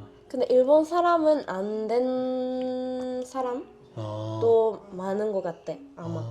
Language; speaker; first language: Korean; non-native, learner; Japanese